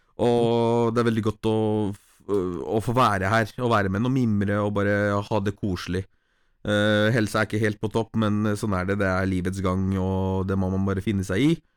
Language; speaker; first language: Norwegian; early bilingual, other home language; Polish